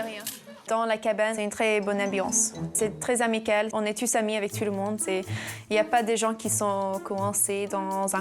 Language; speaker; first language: French; non-native, fluent; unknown